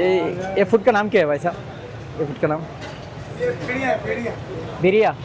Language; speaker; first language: Hindi; non-native, learner; Bangla